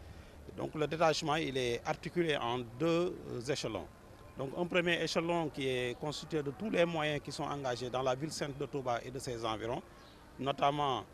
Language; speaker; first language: French; non-native, local second language; Wolof